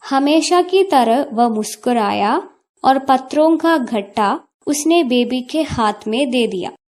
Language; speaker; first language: Hindi; non-native, local second language; Malayalam